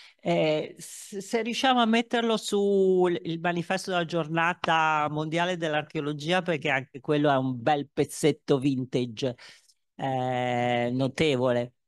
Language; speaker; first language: Italian; native; Italian